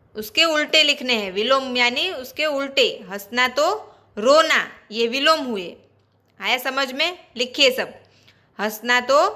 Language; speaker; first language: Hindi; non-native, local second language; Gujarati